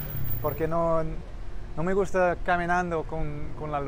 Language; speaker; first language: Spanish; non-native, learner; English